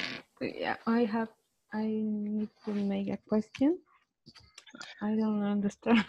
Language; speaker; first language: English; non-native, learner; Spanish